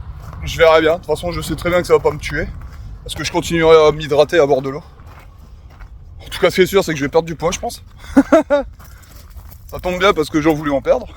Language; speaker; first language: French; native; French